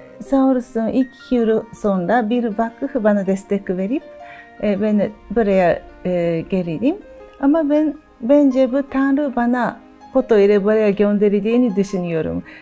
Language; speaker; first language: Turkish; non-native, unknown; Japanese